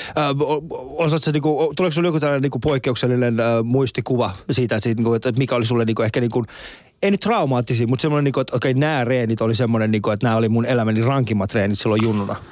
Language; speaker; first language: Finnish; early bilingual, other home language; Persian